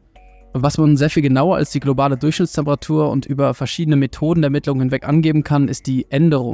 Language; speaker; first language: German; native; German